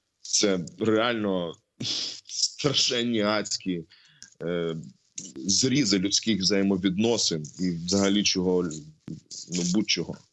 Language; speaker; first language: Ukrainian; non-native, local second language; Russian